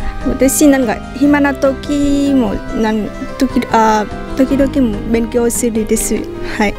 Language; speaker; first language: Japanese; non-native, learner; Vietnamese